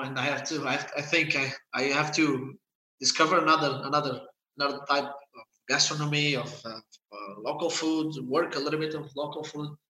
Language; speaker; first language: English; non-native, fluent; Portuguese